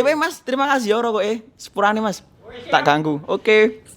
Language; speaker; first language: Indonesian; non-native, local second language; Javanese